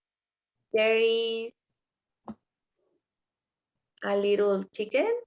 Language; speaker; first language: English; non-native, learner; Spanish